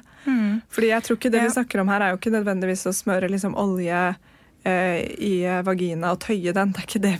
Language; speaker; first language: Norwegian; native; Norwegian